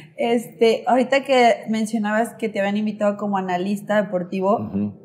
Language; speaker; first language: Spanish; native; Spanish